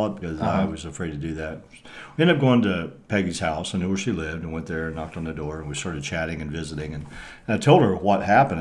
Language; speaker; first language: English; native; English